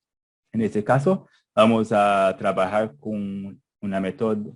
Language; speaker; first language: Spanish; non-native, fluent; Portuguese